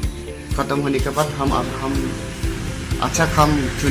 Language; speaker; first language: Hindi; non-native, local second language; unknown